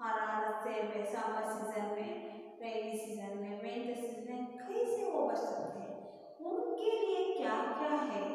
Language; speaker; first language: Hindi; non-native, local second language; Kannada